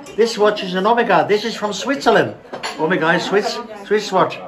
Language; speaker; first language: English; non-native, fluent; German